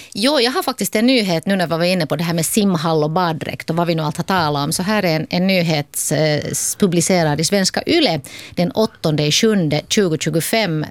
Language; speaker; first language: Swedish; native; Swedish